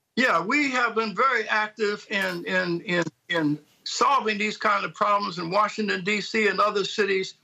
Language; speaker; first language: English; native; English